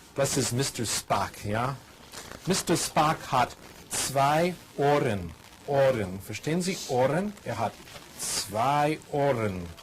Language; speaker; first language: German; non-native, fluent; English